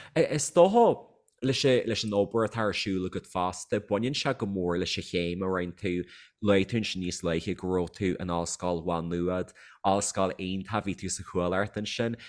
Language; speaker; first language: Irish; native; Irish